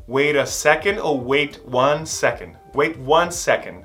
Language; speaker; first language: English; non-native, fluent; Portuguese